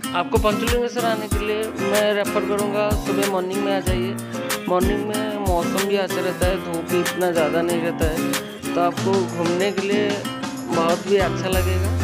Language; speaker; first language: Hindi; non-native, local second language; Odia